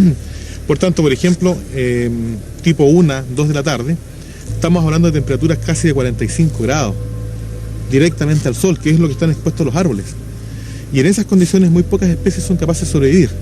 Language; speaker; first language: Spanish; native; Spanish